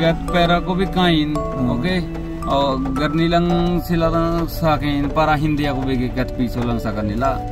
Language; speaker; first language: Filipino; non-native, local second language; Punjabi